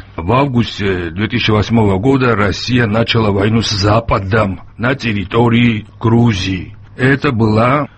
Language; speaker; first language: Russian; non-native, local second language; Georgian